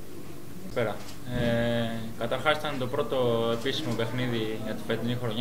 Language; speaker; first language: Greek; native; Greek